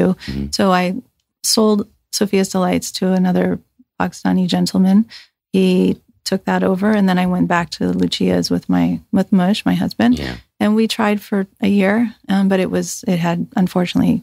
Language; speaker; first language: English; native; English